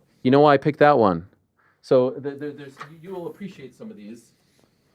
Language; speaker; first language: English; native; English